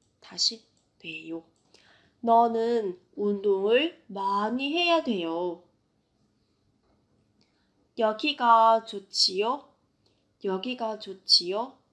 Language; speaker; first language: Korean; non-native, fluent; Vietnamese